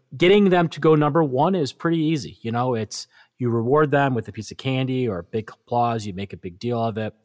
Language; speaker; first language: English; native; English